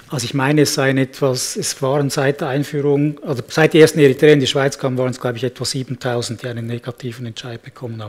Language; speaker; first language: German; native; German